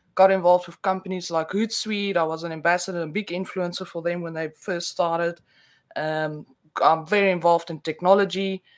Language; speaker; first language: English; non-native, local second language; Afrikaans